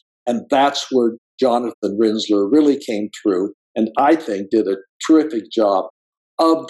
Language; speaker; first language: English; native; English